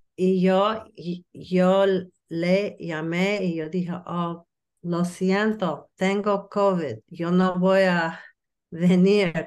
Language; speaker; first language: Spanish; non-native, learner; English